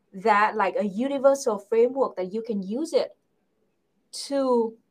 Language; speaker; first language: English; non-native, fluent; Vietnamese